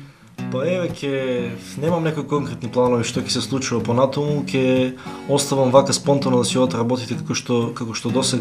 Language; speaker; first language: Macedonian; native; Macedonian